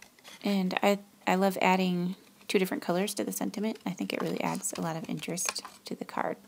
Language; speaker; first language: English; native; English